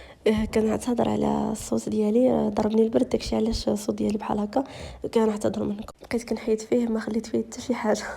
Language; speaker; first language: Arabic; native; Arabic